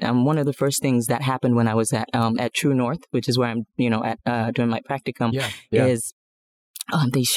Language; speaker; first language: English; non-native, local second language; Yoruba